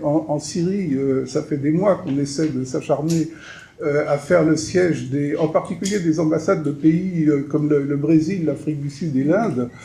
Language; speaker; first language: French; native; French